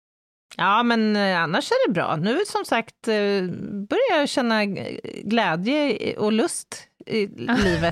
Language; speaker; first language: Swedish; native; Swedish